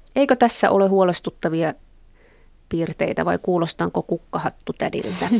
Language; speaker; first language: Finnish; native; Finnish